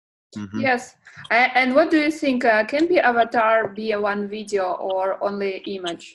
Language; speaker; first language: English; non-native, learner; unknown